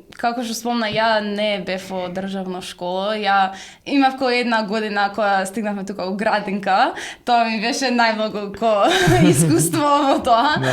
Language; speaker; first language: Macedonian; early bilingual, other home language; English